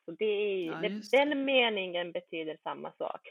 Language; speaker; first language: Swedish; early bilingual, other home language; Bosnian